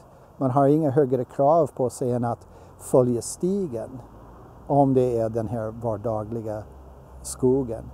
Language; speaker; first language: Swedish; non-native, fluent; English